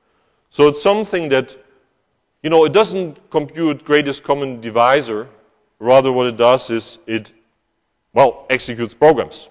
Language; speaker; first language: English; non-native, fluent; German